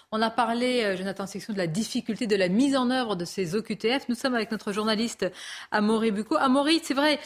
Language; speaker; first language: French; native; French